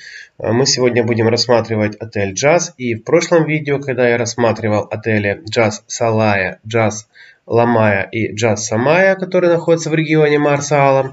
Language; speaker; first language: Russian; native; Russian